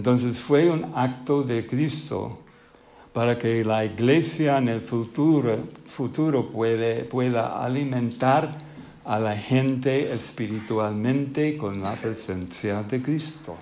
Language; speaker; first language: Spanish; non-native, fluent; English